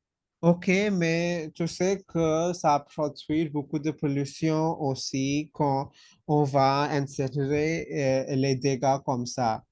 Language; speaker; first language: French; non-native, fluent; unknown